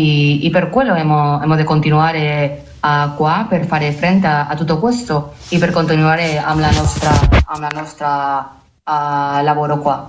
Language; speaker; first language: Italian; non-native, learner; Spanish